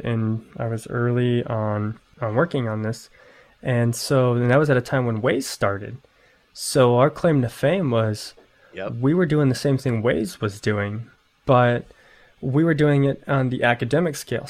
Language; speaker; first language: English; native; English